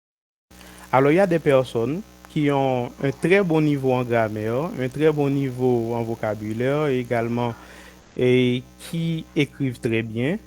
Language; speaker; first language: French; non-native, local second language; Haitian Creole